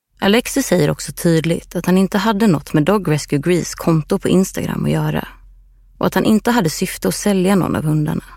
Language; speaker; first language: Swedish; native; Swedish